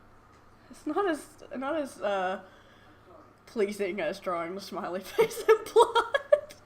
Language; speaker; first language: English; native; English